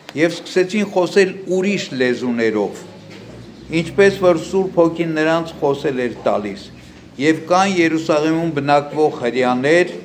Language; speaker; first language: Armenian; native; Armenian